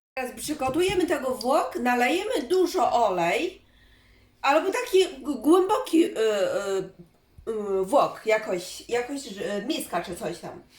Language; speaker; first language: Polish; non-native, learner; Chinese